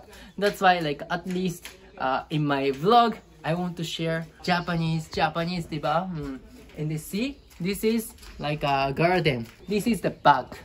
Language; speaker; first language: English; non-native, learner; Japanese